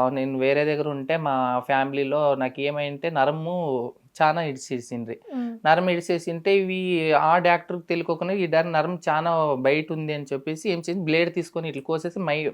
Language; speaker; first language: Telugu; native; Telugu